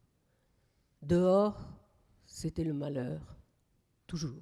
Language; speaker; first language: French; native; French